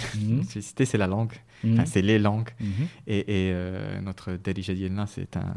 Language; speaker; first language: French; non-native, local second language; Arabic